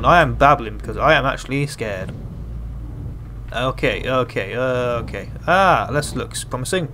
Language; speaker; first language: English; native; English